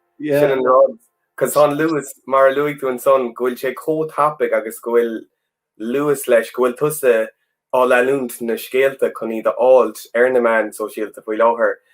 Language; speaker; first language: Irish; native; Irish